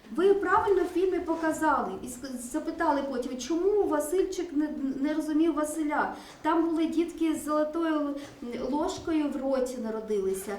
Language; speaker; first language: Ukrainian; native; Ukrainian